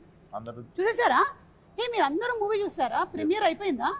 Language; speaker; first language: Telugu; native; Telugu